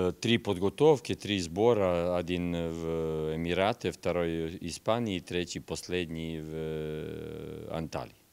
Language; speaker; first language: Russian; non-native, learner; Serbian